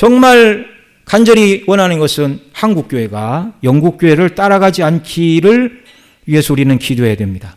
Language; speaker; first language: Korean; native; Korean